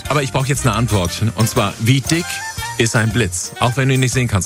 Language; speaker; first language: German; native; German